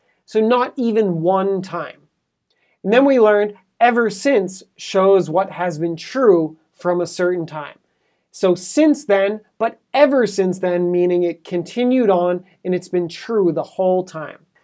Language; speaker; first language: English; native; English